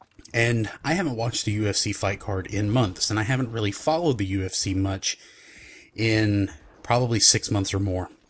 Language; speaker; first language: English; native; English